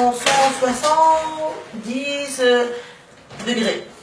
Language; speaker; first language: French; non-native, local second language; Arabic